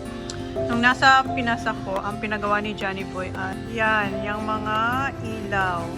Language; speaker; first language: Filipino; native; Filipino